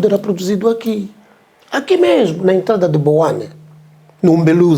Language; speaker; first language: Portuguese; non-native, local second language; Tsonga